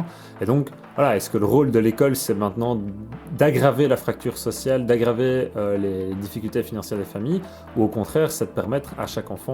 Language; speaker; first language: French; native; French